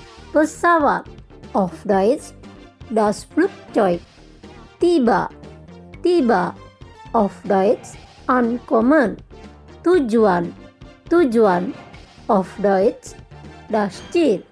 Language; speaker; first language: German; non-native, fluent; Indonesian